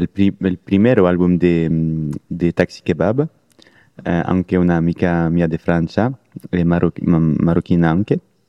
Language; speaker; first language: Italian; non-native, learner; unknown